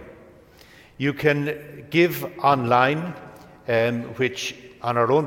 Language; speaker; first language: English; native; English